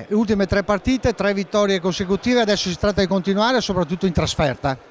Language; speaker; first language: Italian; native; Italian